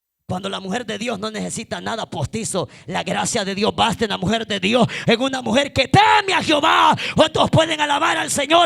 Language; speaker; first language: Spanish; native; Spanish